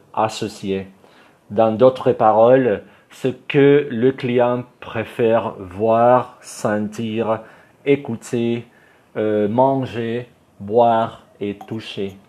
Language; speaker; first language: French; non-native, fluent; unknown